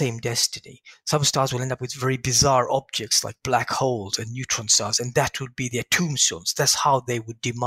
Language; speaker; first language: English; native; English